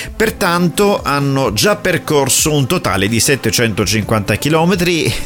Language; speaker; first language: Italian; native; Italian